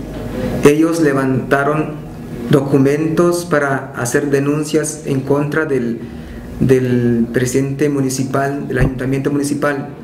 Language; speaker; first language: Spanish; non-native, local second language; Tzotzil